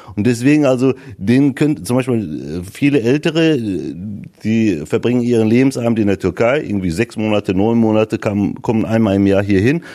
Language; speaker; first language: German; early bilingual, other home language; Turkish